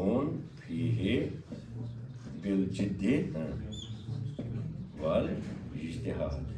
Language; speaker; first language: Arabic; non-native, fluent; Kashmiri